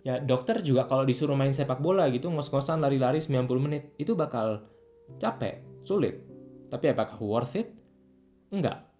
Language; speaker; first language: Indonesian; native; Indonesian